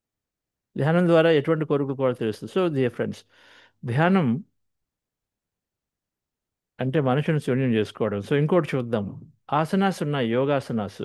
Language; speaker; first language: Telugu; native; Telugu